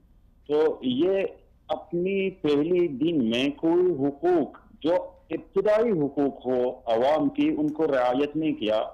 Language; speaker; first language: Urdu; non-native, fluent; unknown